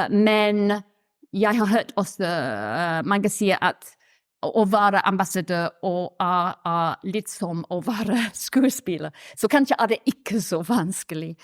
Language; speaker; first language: Norwegian; non-native, fluent; English